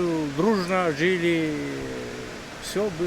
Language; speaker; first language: Russian; non-native, local second language; Tajik